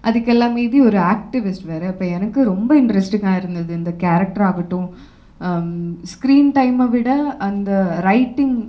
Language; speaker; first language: Tamil; non-native, local second language; Malayalam